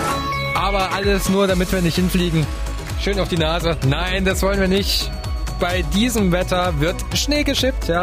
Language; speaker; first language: German; native; German